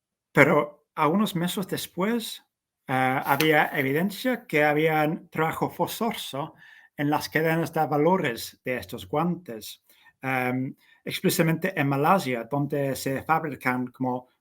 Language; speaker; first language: Spanish; non-native, fluent; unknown